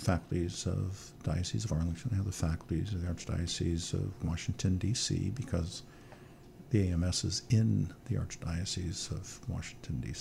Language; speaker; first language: English; native; English